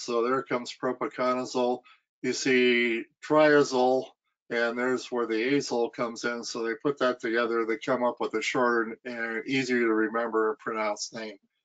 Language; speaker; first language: English; native; English